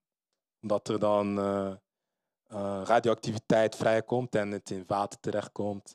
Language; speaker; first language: Dutch; early bilingual, other home language; Lingala